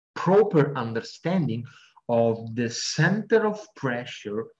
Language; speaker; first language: English; non-native, fluent; Italian